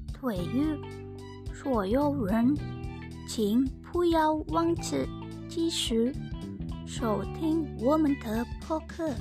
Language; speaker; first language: Chinese; non-native, learner; Indonesian